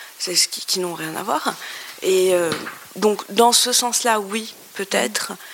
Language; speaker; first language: French; non-native, local second language; Arabic